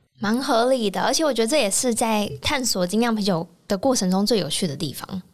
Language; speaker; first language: Chinese; native; Chinese